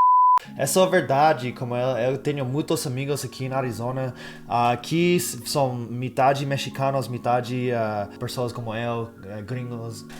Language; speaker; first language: Portuguese; non-native, fluent; English